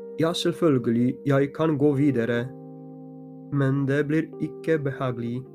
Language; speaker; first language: Norwegian; non-native, fluent; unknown